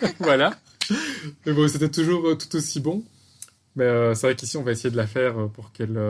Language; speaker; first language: French; native; French